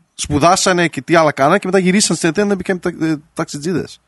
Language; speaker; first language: Greek; early bilingual, heritage; Greek